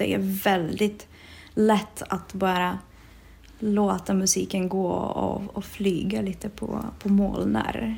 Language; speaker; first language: Swedish; non-native, fluent; Czech